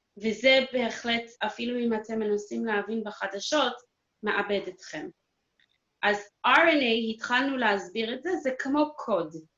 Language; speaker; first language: Hebrew; non-native, fluent; English